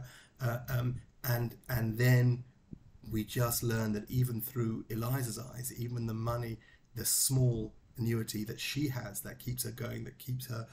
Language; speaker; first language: English; native; English